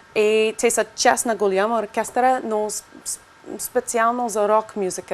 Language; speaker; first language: Bulgarian; non-native, learner; English